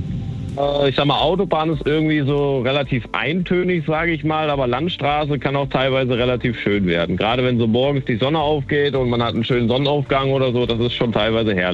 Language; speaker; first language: German; native; German